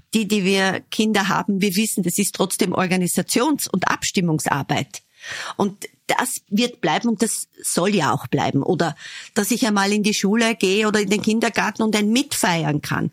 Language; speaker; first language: German; native; German